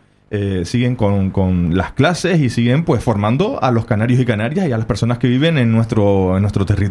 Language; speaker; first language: Spanish; native; Spanish